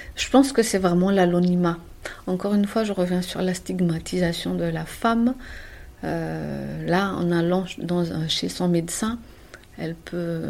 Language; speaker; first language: French; native; French